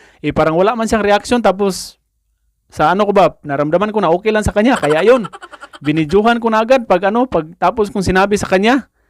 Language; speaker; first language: Filipino; non-native, local second language; Cebuano